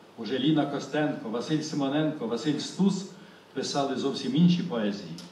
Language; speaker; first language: Ukrainian; native; Ukrainian